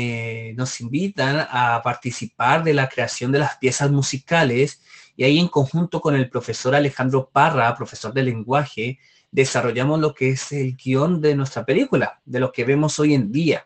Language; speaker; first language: Spanish; native; Spanish